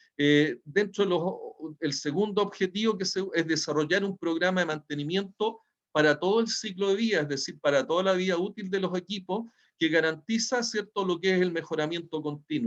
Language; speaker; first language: Spanish; native; Spanish